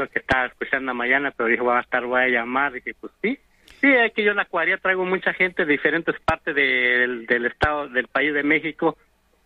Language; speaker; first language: Spanish; non-native, local second language; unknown